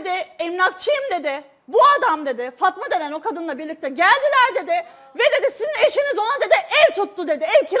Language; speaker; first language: Turkish; native; Turkish